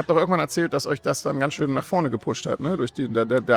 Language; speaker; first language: German; native; German